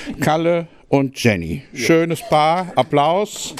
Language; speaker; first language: German; native; German